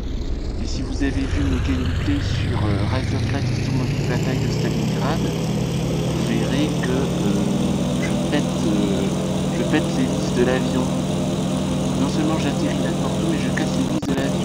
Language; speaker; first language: French; native; French